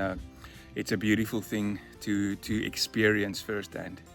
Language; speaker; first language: English; non-native, local second language; Afrikaans